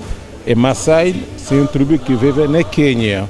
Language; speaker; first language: Portuguese; non-native, learner; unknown